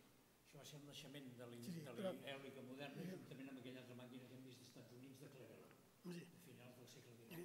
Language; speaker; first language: Catalan; native; Catalan